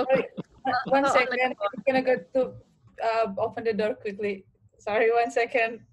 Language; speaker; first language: English; non-native, learner; Indonesian